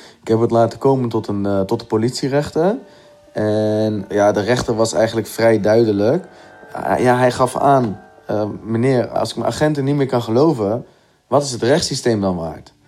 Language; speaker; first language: Dutch; early bilingual, other home language; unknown